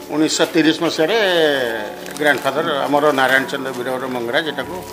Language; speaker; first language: Odia; native; Odia